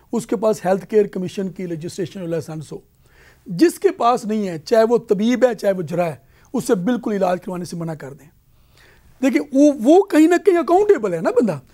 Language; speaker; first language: Urdu; native; Urdu